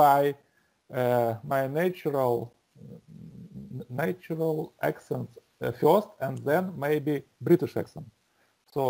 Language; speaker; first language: English; non-native, learner; Russian